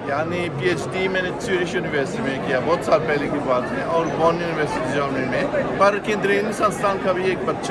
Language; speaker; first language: Hindi; non-native, fluent; German